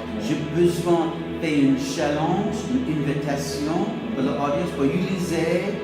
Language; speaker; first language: French; non-native, learner; English